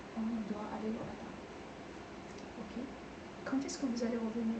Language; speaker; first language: French; non-native, fluent; Persian